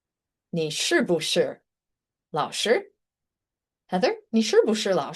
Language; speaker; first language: Chinese; non-native, fluent; English